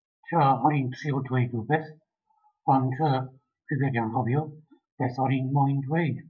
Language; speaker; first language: Welsh; non-native, learner; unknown